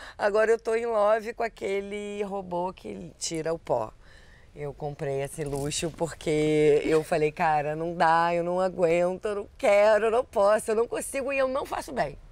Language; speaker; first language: Portuguese; native; Portuguese